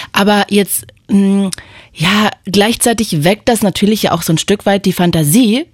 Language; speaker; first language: German; native; German